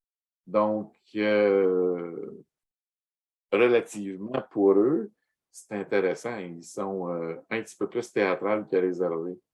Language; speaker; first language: French; native; French